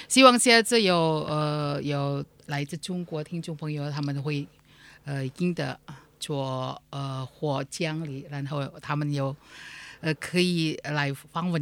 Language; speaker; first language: Chinese; non-native, learner; Indonesian